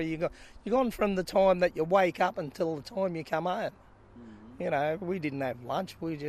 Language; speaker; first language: English; native; English